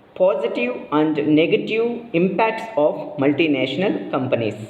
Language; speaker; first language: English; non-native, local second language; Kannada